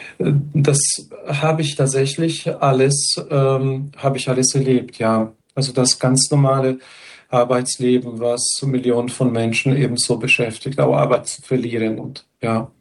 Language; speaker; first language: German; non-native, fluent; Serbian